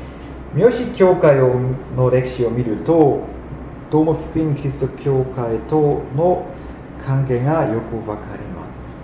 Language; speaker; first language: Japanese; non-native, fluent; German